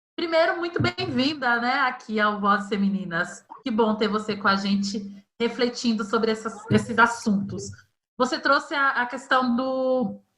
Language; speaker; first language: Portuguese; native; Portuguese